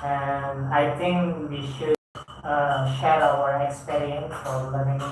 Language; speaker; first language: English; non-native, fluent; Indonesian